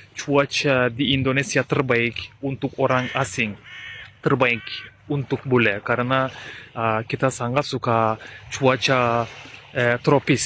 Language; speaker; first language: Indonesian; non-native, learner; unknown